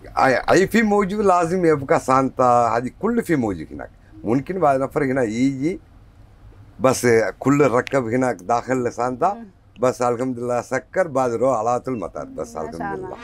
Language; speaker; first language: Arabic; non-native, learner; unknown